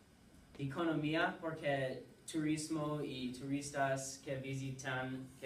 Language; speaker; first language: Spanish; non-native, learner; English